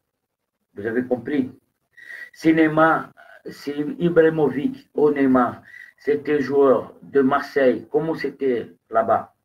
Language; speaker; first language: French; non-native, fluent; Portuguese